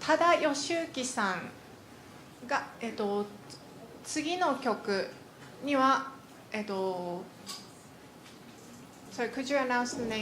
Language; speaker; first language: Japanese; native; Japanese